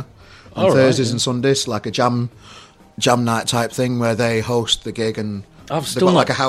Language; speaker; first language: English; native; English